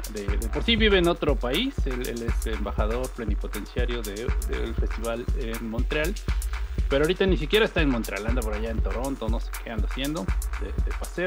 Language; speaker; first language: Spanish; native; Spanish